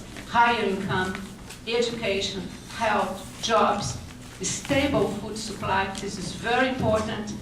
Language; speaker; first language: English; non-native, fluent; Portuguese